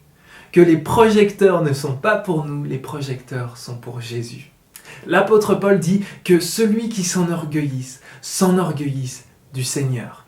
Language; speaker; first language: French; native; French